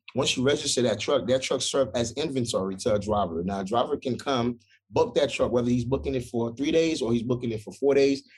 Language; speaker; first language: English; early bilingual, other home language; Haitian Creole